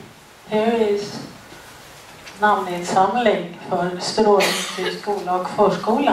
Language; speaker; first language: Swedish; native; Swedish